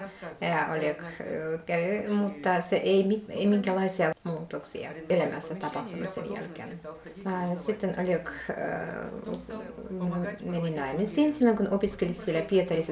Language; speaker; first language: Finnish; non-native, fluent; Russian